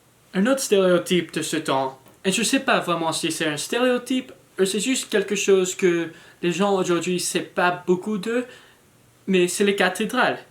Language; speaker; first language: French; non-native, learner; English